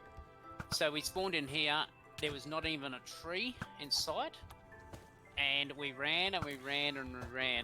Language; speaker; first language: English; native; English